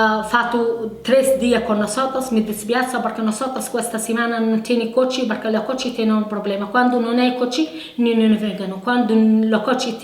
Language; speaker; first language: Italian; non-native, learner; Spanish